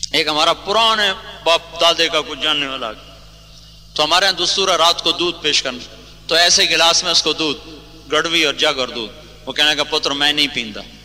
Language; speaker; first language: Urdu; non-native, local second language; Punjabi